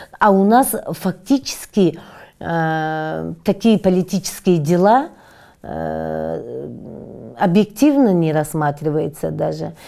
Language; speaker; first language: Russian; non-native, local second language; Tajik